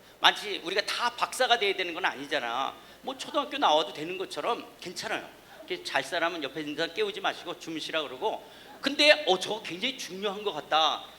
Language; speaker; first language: Korean; native; Korean